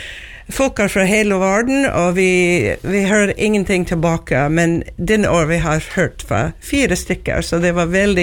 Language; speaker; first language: Norwegian; non-native, learner; English